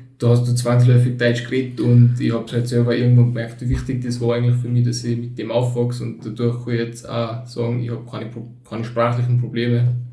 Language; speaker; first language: German; early bilingual, other home language; Turkish